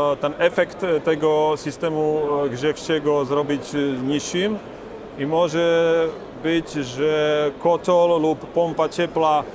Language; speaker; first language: Polish; non-native, learner; Slovak